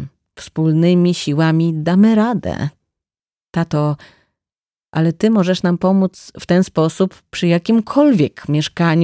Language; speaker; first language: Polish; native; Polish